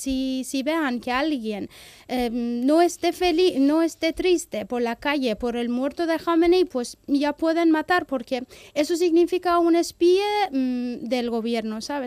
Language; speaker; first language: Spanish; non-native, fluent; Persian